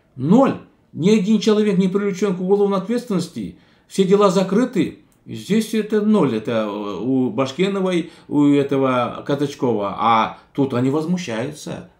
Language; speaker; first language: Russian; non-native, local second language; Kazakh